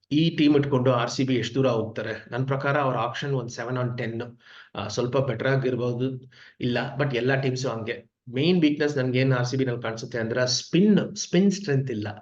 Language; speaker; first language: Kannada; non-native, local second language; Tamil